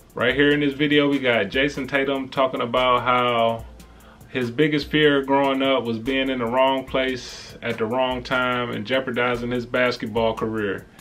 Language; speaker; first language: English; native; English